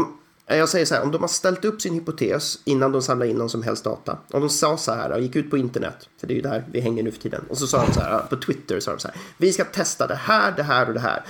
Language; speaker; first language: Swedish; native; Swedish